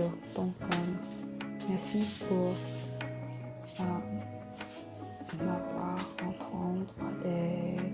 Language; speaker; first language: French; non-native, learner; English